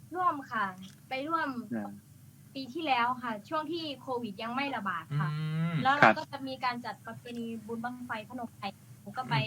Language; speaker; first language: Thai; native; Thai